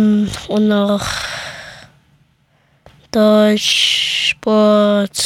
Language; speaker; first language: German; early bilingual, other home language; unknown